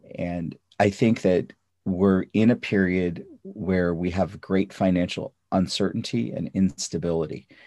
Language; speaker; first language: English; early bilingual, other home language; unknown